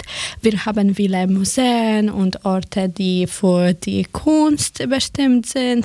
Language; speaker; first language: German; non-native, fluent; Polish